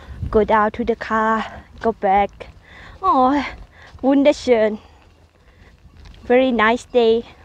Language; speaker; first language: English; non-native, learner; Thai